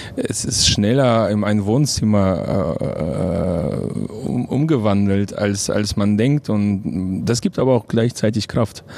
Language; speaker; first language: German; non-native, fluent; Russian